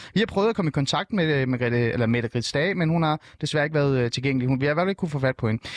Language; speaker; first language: Danish; early bilingual, other home language; Persian